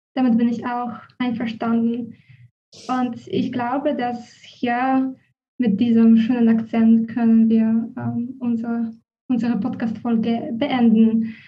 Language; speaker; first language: German; non-native, fluent; Polish